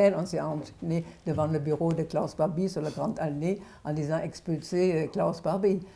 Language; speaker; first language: French; non-native, fluent; German